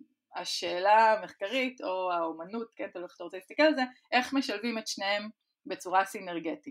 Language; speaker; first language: Hebrew; native; Hebrew